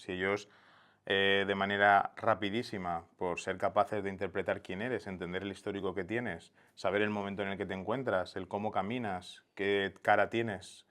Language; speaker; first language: Spanish; native; Spanish